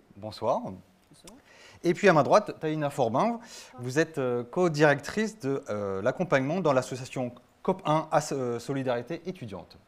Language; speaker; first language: French; native; French